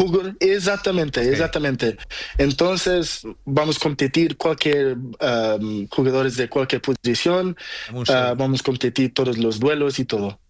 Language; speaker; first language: Spanish; non-native, learner; Portuguese